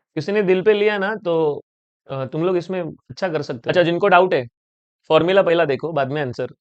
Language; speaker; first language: Hindi; non-native, local second language; Marathi